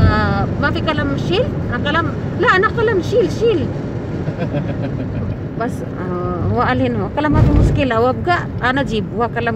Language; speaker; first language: Arabic; non-native, learner; Filipino